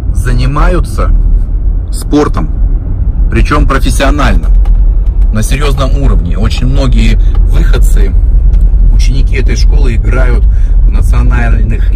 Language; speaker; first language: Russian; native; Russian